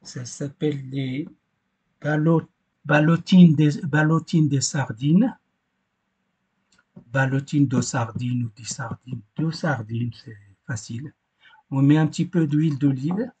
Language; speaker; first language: French; non-native, fluent; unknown